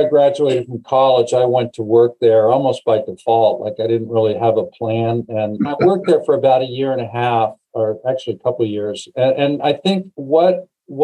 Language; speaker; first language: English; native; English